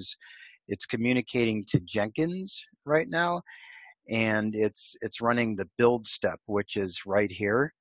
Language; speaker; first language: English; native; English